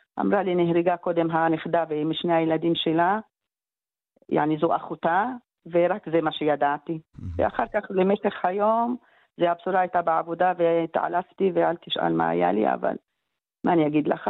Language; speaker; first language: Hebrew; non-native, local second language; Arabic